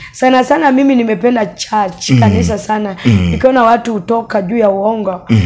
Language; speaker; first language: Swahili; non-native, local second language; Luo (Kenya and Tanzania)